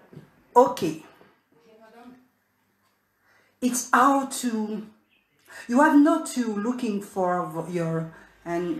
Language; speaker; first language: English; non-native, learner; French